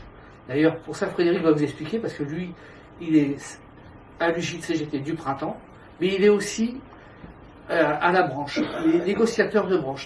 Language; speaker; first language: French; native; French